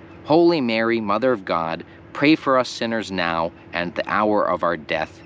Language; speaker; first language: English; native; English